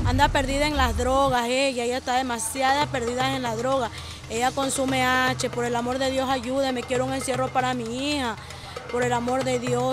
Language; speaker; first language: Spanish; native; Spanish